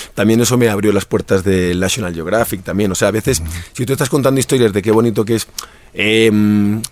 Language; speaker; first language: Spanish; native; Spanish